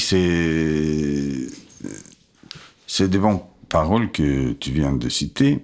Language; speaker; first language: French; non-native, fluent; Russian